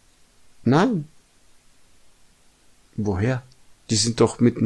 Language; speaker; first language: German; non-native, fluent; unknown